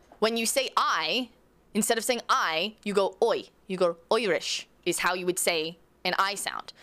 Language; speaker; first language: English; native; English